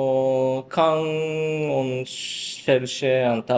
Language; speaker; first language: French; non-native, learner; Japanese